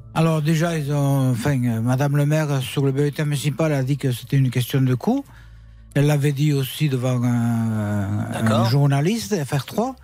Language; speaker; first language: French; native; French